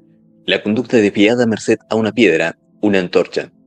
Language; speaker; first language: Spanish; native; Spanish